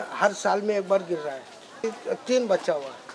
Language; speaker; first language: Hindi; non-native, local second language; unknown